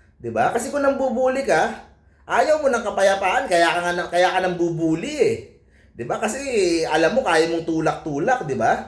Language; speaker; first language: Filipino; native; Filipino